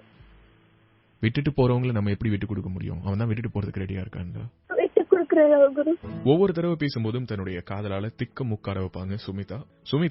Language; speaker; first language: Tamil; native; Tamil